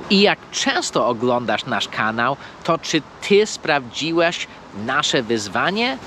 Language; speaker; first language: Polish; non-native, fluent; English